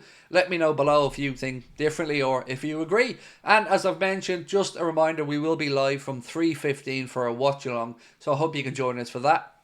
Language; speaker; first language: English; native; English